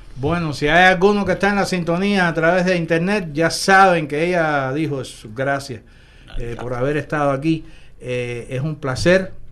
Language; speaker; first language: Spanish; native; Spanish